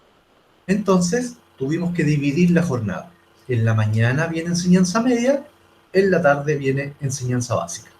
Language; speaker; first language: Spanish; native; Spanish